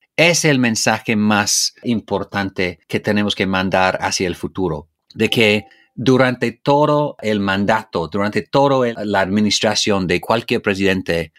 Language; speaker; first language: Spanish; non-native, fluent; English